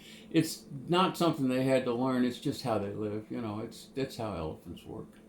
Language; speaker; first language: English; native; English